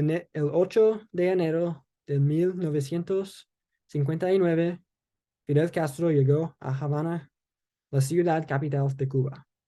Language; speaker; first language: Spanish; non-native, learner; English